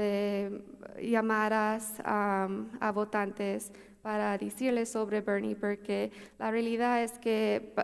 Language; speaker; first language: Spanish; early bilingual, heritage; Spanish